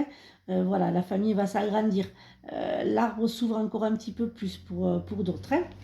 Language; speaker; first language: French; native; French